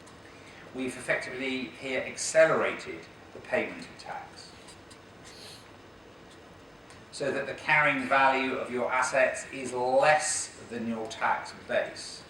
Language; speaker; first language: English; native; English